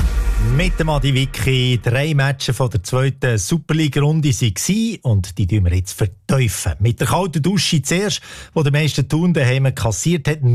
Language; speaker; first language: German; native; German